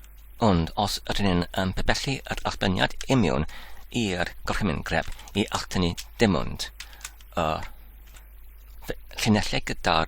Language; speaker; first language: Welsh; non-native, learner; Polish